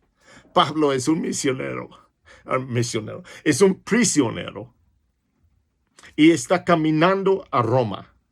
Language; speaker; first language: Spanish; non-native, fluent; English